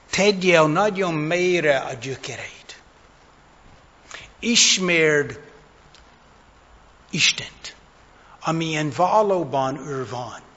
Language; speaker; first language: Hungarian; non-native, fluent; English